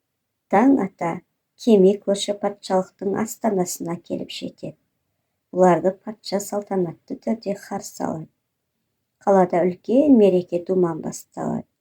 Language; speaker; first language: Kazakh; native; Kazakh